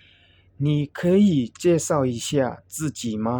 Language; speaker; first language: Chinese; non-native, fluent; Burmese